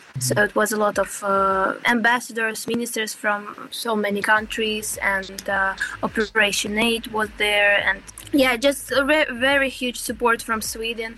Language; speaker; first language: English; non-native, fluent; Ukrainian